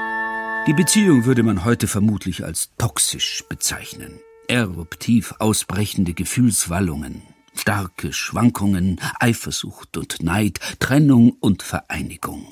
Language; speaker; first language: German; native; German